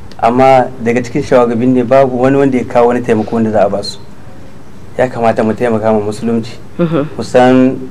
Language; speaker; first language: Hausa; non-native, local second language; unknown